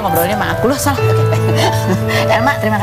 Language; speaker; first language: Indonesian; native; Indonesian